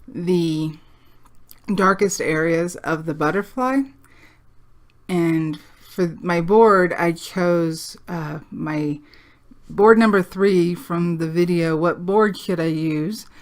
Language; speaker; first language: English; native; English